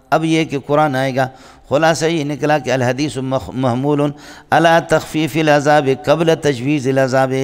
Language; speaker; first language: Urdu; non-native, local second language; Brahui